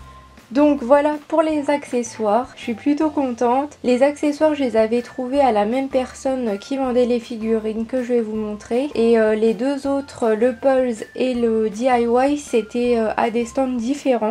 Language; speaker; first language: French; native; French